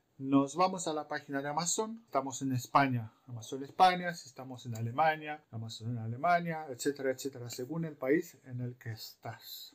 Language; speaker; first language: Spanish; non-native, fluent; Romanian